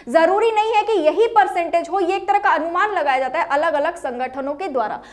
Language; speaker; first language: Hindi; native; Hindi